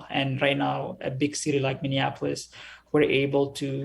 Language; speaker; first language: English; early bilingual, other home language; Somali